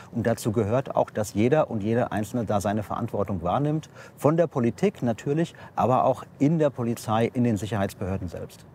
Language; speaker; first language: German; native; German